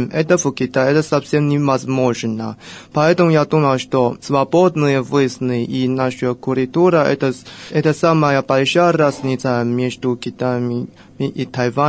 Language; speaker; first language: Russian; non-native, fluent; Chinese